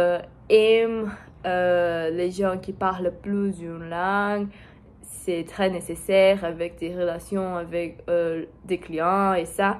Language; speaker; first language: French; non-native, learner; Portuguese